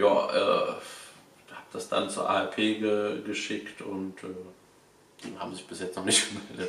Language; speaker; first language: German; native; German